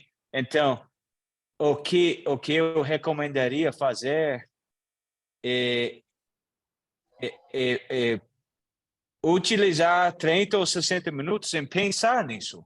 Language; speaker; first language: Portuguese; non-native, learner; English